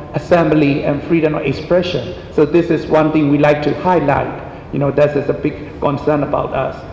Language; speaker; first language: English; non-native, fluent; Burmese